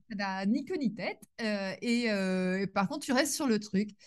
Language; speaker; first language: French; native; French